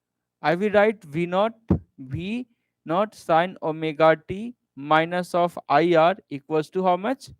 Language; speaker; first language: English; non-native, local second language; Hindi